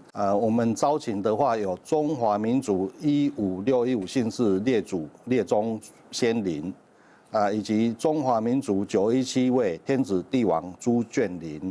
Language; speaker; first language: Chinese; native; Chinese